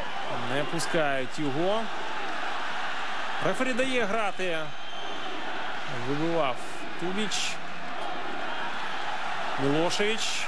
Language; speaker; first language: Ukrainian; native; Ukrainian